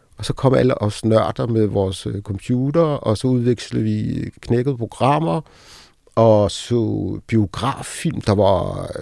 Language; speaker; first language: Danish; early bilingual, other home language; Arabic